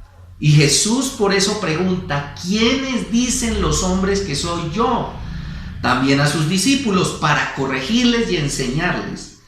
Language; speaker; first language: Spanish; native; Spanish